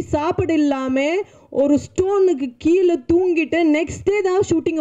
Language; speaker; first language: Tamil; non-native, fluent; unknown